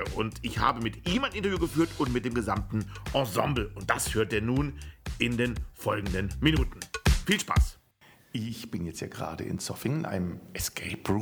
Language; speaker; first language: German; native; German